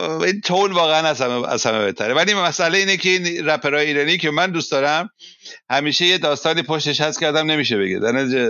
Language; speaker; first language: Persian; native; Persian